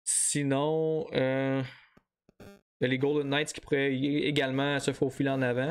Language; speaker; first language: French; native; French